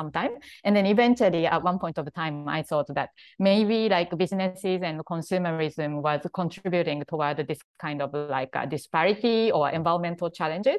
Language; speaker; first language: English; non-native, fluent; Japanese